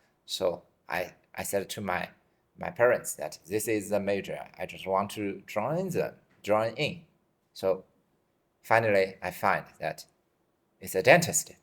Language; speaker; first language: English; non-native, fluent; Chinese